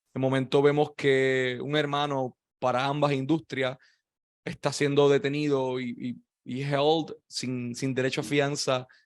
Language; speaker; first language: Spanish; native; Spanish